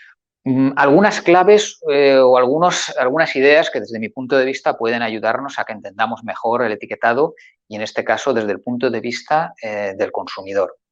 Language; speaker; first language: Spanish; native; Spanish